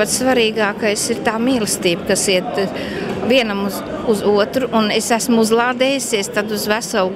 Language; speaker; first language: Latvian; native; Latvian